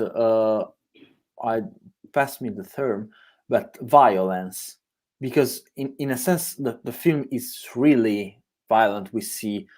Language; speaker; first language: English; non-native, learner; Italian